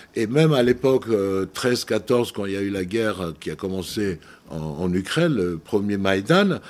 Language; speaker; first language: French; non-native, fluent; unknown